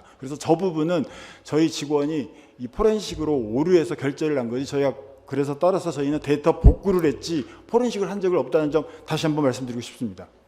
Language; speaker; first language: Korean; native; Korean